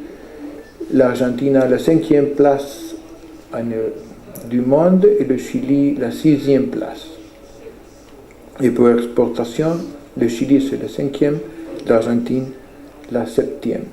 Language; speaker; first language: French; non-native, fluent; Spanish